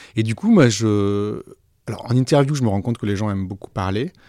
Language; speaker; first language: French; native; French